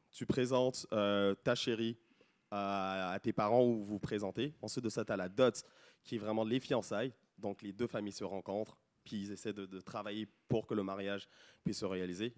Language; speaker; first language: French; non-native, local second language; Lingala